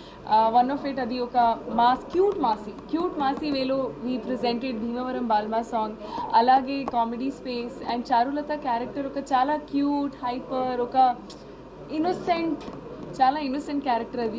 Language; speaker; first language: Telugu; non-native, learner; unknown